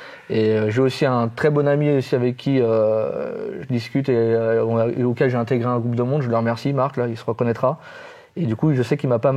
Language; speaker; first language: French; native; French